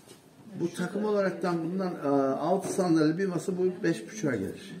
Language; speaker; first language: Turkish; native; Turkish